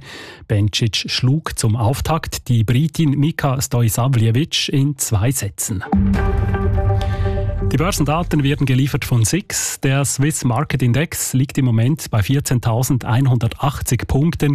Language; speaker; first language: German; native; German